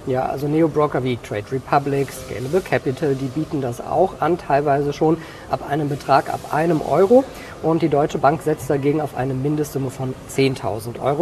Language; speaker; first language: German; native; German